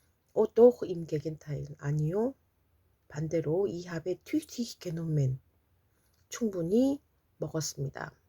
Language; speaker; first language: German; non-native, fluent; Korean